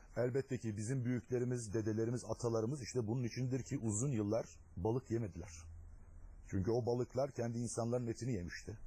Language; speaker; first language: Turkish; non-native, local second language; Adyghe